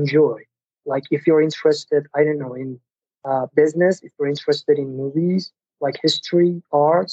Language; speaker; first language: English; non-native, fluent; Persian